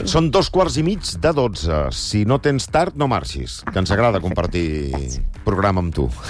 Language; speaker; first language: Catalan; native; Catalan